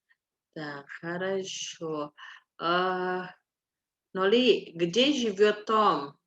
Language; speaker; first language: Russian; non-native, learner; Indonesian